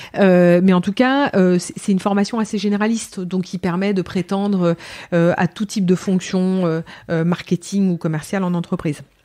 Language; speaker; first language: French; native; French